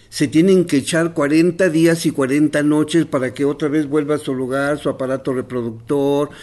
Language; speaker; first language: Spanish; non-native, local second language; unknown